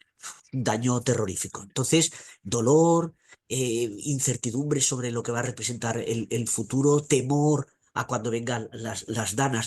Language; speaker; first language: Spanish; native; Spanish